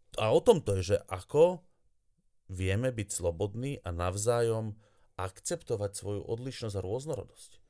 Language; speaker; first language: Slovak; native; Slovak